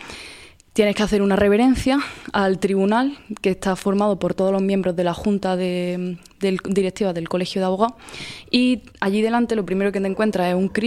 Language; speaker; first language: Spanish; native; Spanish